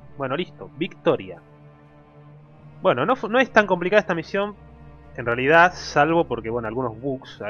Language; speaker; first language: Spanish; native; Spanish